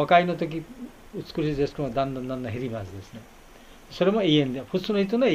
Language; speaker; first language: Japanese; non-native, fluent; Bangla